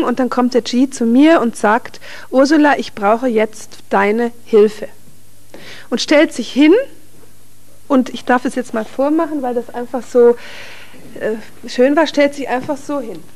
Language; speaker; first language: German; native; German